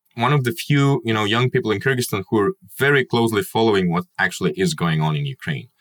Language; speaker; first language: English; non-native, fluent; Kyrgyz